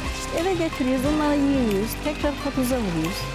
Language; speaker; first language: Turkish; native; Turkish